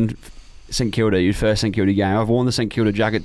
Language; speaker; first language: English; native; English